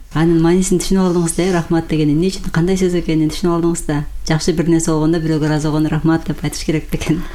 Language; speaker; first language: Kyrgyz; native; Kyrgyz